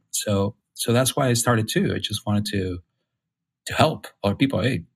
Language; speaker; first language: English; non-native, fluent; Spanish